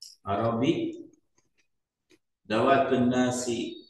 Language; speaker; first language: Arabic; non-native, learner; Indonesian